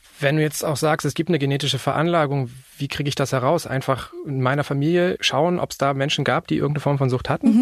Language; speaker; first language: German; native; German